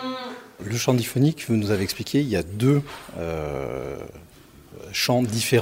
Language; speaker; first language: French; native; French